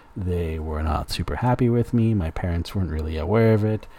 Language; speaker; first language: English; native; English